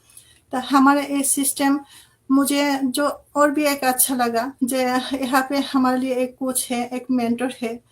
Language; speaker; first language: Hindi; non-native, fluent; Bangla